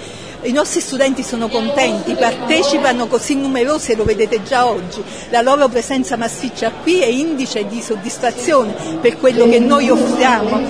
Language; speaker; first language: Italian; native; Italian